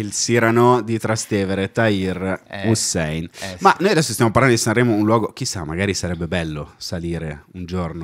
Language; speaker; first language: Italian; native; Italian